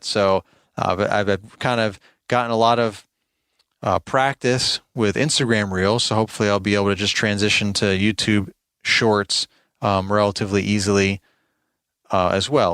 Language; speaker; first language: English; native; English